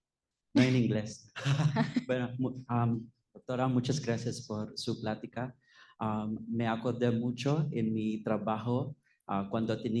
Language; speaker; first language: Spanish; non-native, fluent; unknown